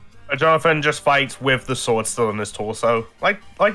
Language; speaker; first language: English; native; English